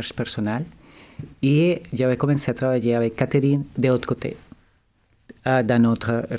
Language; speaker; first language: French; non-native, learner; Spanish